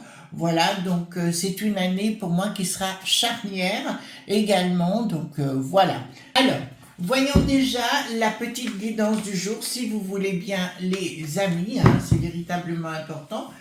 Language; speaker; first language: French; native; French